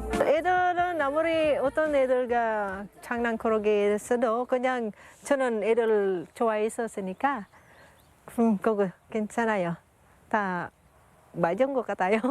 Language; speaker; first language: Korean; non-native, fluent; Filipino